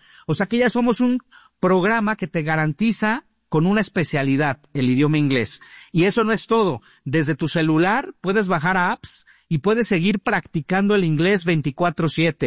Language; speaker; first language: Spanish; native; Spanish